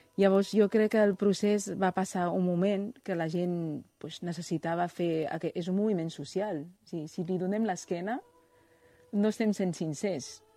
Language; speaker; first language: Catalan; non-native, fluent; Chinese